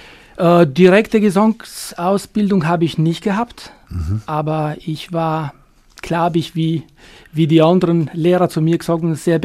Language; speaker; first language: German; non-native, fluent; Albanian